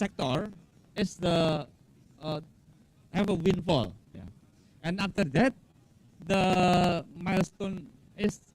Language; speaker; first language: English; non-native, fluent; Indonesian